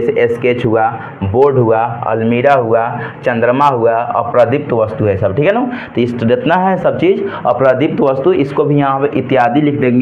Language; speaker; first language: Hindi; native; Hindi